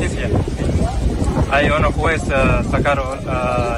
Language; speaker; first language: Spanish; non-native, learner; Arabic